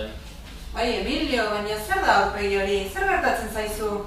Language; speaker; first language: Basque; non-native, learner; Spanish